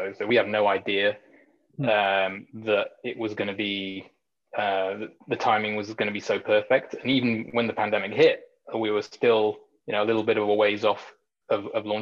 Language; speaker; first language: English; native; English